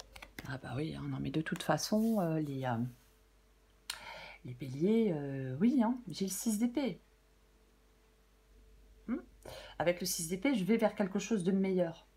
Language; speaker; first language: French; native; French